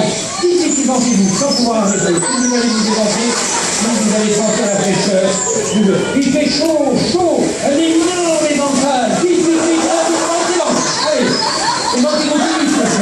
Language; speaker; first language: French; native; French